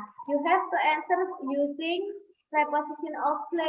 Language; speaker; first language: English; non-native, fluent; Indonesian